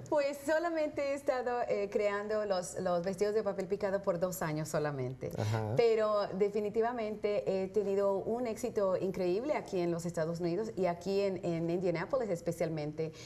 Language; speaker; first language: Spanish; early bilingual, heritage; Spanish